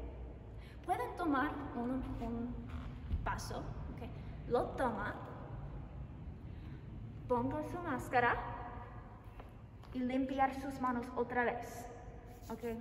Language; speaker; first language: Spanish; non-native, learner; English